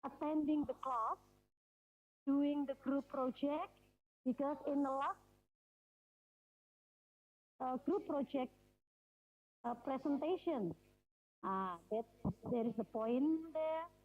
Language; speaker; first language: English; non-native, fluent; Indonesian